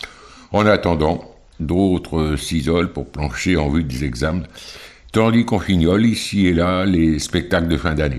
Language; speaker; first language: French; native; French